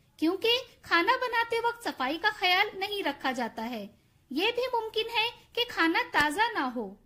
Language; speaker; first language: Urdu; native; Urdu